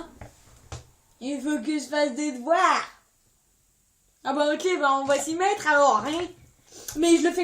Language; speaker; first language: French; native; French